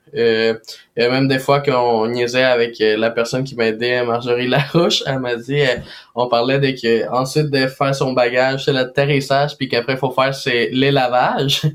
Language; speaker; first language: French; non-native, fluent; Spanish